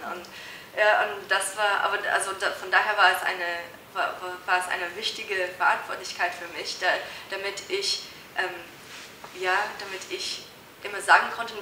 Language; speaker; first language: German; non-native, fluent; English